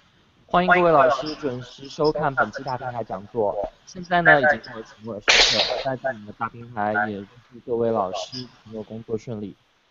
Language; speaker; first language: Chinese; native; Chinese